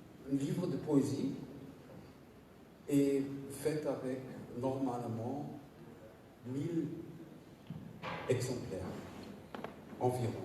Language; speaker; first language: French; non-native, learner; German